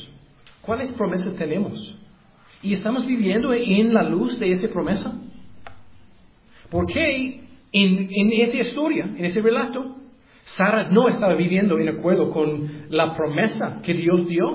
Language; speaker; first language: Spanish; non-native, learner; English